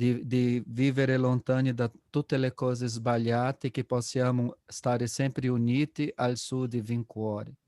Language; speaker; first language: Italian; non-native, fluent; Portuguese